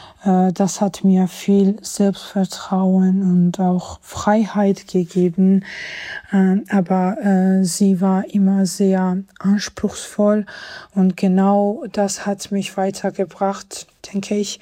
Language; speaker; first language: German; non-native, fluent; Georgian